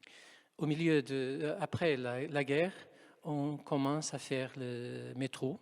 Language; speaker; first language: French; non-native, fluent; Portuguese